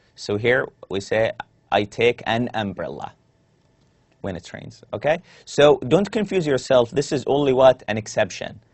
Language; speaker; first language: English; non-native, fluent; Arabic